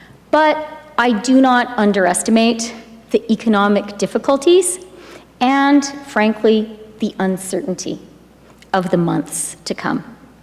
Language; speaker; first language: English; native; English